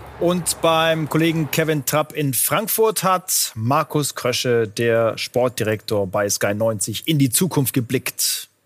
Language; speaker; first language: German; native; German